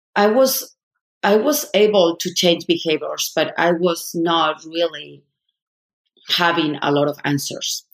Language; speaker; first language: English; non-native, fluent; Spanish